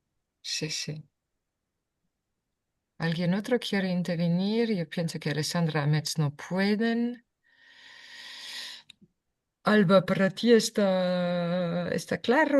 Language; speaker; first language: Spanish; non-native, fluent; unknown